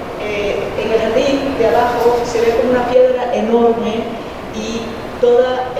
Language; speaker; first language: Spanish; early bilingual, heritage; Spanish